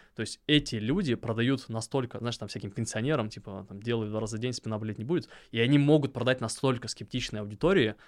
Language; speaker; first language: Russian; native; Russian